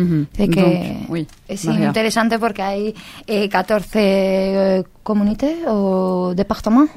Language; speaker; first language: French; non-native, learner; Spanish